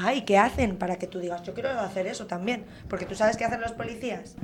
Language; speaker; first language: Spanish; native; Spanish